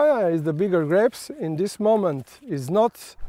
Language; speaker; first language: English; non-native, learner; Slovenian